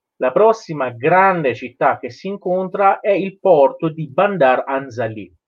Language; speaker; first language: Italian; non-native, fluent; Persian